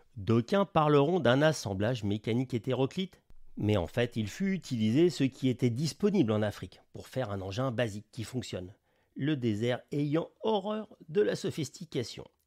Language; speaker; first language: French; native; French